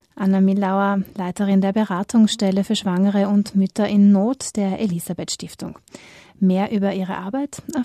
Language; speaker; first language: German; native; German